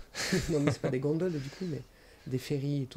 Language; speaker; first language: French; native; French